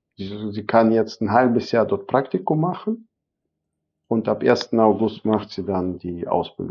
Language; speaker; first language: German; non-native, fluent; Arabic